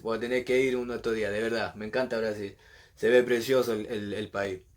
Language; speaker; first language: Spanish; early bilingual, heritage; Spanish